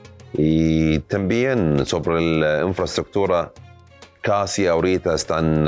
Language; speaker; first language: Spanish; non-native, learner; Arabic